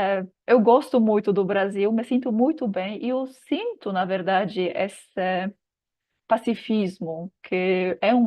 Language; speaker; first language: Portuguese; non-native, fluent; Polish